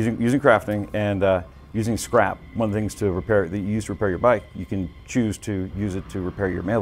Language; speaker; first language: English; native; English